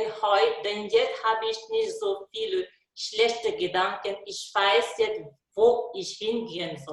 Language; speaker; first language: German; non-native, learner; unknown